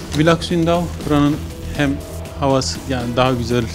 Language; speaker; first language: Turkish; native; Turkish